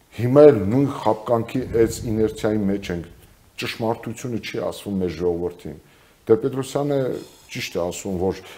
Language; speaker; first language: Armenian; native; Armenian